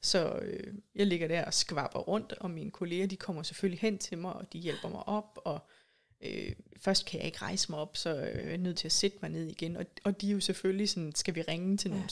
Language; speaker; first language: Danish; native; Danish